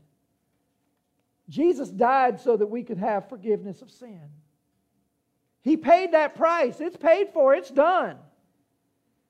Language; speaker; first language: English; native; English